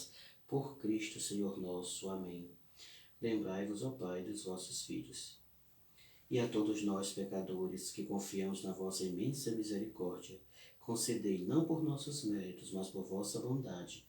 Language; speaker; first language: Portuguese; native; Portuguese